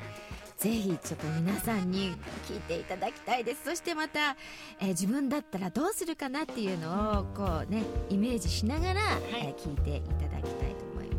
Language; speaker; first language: Japanese; native; Japanese